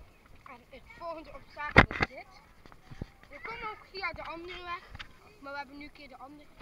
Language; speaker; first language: Dutch; native; Dutch